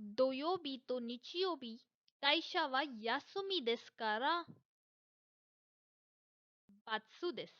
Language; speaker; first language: Japanese; non-native, fluent; Hindi